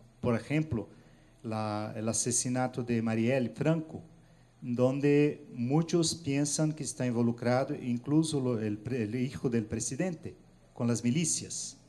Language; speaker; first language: Spanish; non-native, fluent; Portuguese